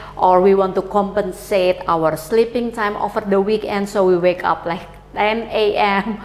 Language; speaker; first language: English; non-native, fluent; Indonesian